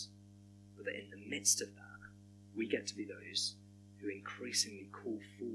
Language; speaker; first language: English; native; English